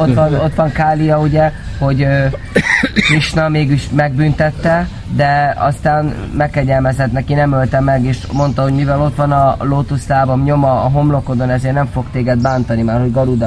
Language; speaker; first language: Hungarian; native; Hungarian